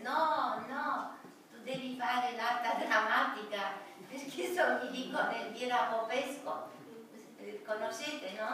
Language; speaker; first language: Italian; non-native, fluent; Romanian